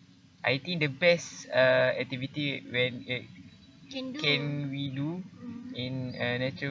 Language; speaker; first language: English; non-native, learner; Malay